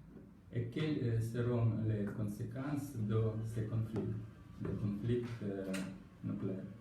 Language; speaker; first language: French; non-native, learner; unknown